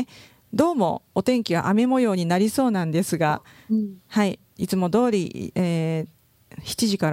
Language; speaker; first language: Japanese; native; Japanese